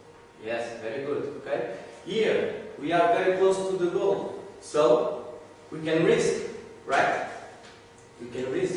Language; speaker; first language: English; non-native, learner; Portuguese